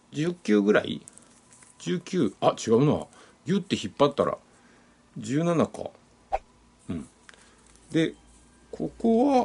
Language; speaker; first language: Japanese; native; Japanese